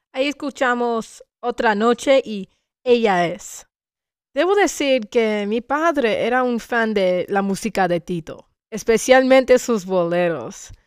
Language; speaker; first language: Spanish; early bilingual, heritage; Spanish